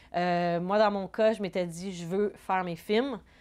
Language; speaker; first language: French; native; French